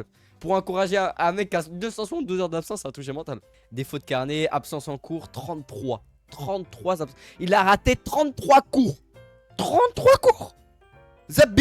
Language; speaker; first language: French; native; French